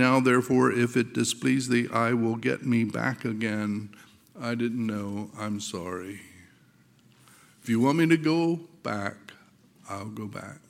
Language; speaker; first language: English; native; English